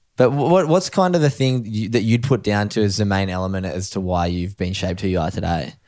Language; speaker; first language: English; native; English